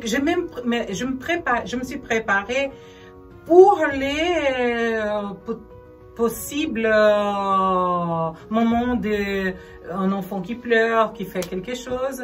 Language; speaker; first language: French; non-native, fluent; Portuguese